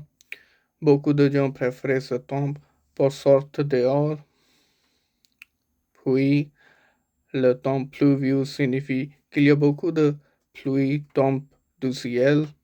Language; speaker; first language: French; non-native, learner; Punjabi